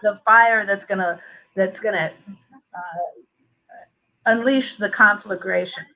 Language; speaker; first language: English; native; English